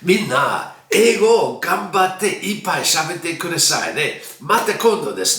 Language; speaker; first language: Japanese; non-native, fluent; English